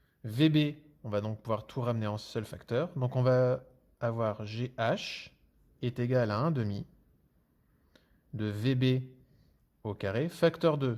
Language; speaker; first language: French; native; French